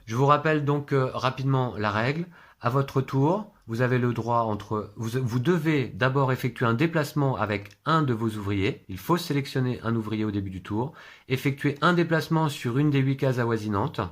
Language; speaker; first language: French; native; French